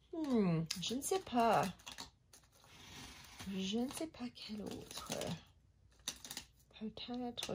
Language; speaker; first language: French; non-native, learner; English